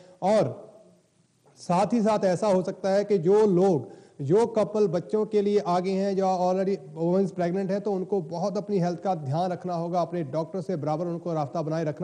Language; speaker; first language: Hindi; non-native, local second language; Punjabi